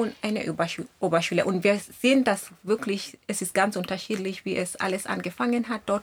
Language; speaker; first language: German; non-native, fluent; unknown